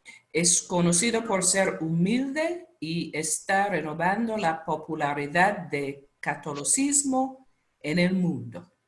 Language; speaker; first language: Spanish; non-native, learner; English